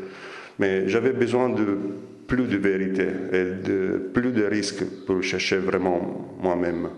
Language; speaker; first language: French; non-native, fluent; Italian